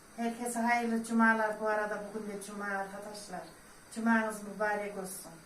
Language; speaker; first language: Turkish; native; Turkish